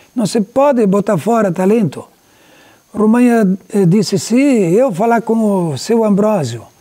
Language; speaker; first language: Portuguese; native; Portuguese